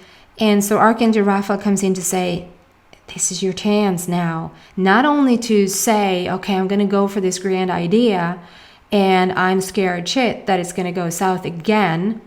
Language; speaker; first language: English; non-native, fluent; Swedish